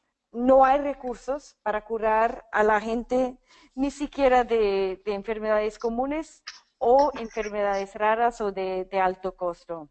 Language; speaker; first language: Spanish; non-native, fluent; English